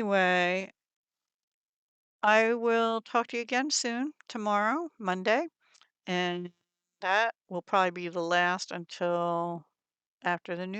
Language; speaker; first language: English; native; English